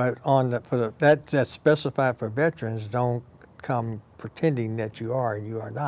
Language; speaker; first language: English; native; English